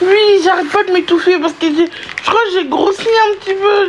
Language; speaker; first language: French; native; French